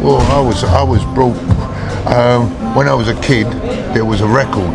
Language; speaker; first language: English; native; English